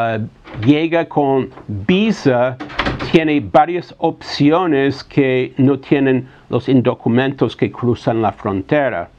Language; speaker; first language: Spanish; non-native, fluent; English